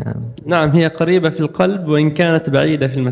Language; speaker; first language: Arabic; native; Arabic